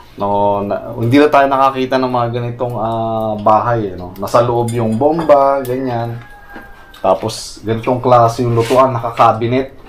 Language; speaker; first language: Filipino; native; Filipino